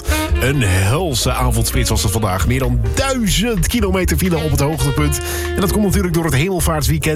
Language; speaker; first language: Dutch; native; Dutch